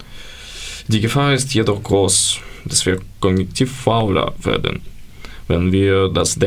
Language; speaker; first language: German; non-native, learner; Ukrainian